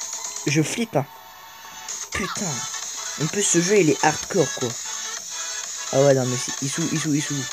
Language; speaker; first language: French; native; French